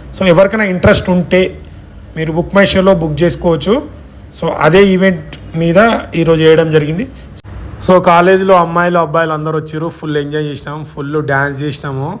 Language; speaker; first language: Telugu; native; Telugu